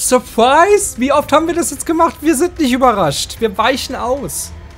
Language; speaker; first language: German; native; German